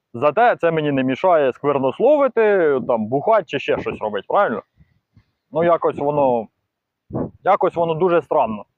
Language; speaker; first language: Ukrainian; non-native, local second language; Russian